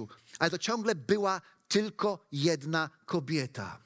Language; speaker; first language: Polish; native; Polish